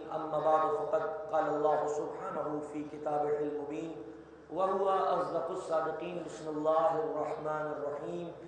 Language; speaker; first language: Urdu; native; Urdu